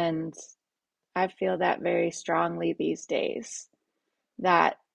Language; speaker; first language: English; native; English